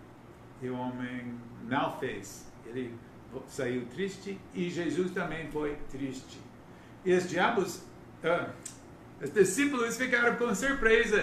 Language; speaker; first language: Portuguese; non-native, learner; English